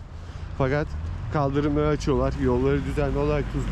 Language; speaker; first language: Turkish; native; Turkish